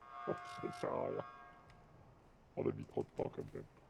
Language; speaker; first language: French; native; French